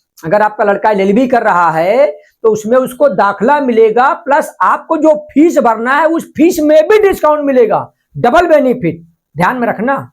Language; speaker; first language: Hindi; non-native, local second language; Marathi